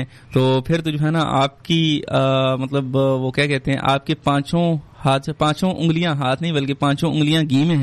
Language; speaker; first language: Hindi; non-native, local second language; Pashto